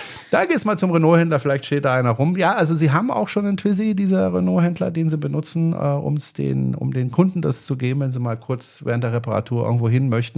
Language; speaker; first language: German; native; German